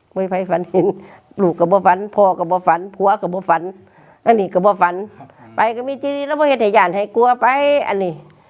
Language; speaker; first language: Thai; native; Thai